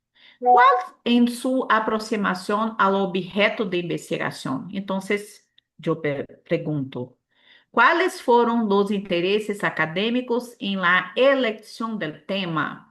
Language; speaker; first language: Spanish; non-native, learner; Portuguese